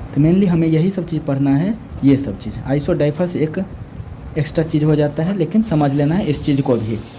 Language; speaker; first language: Hindi; native; Hindi